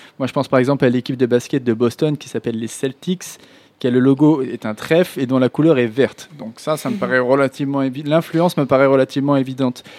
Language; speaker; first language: French; native; French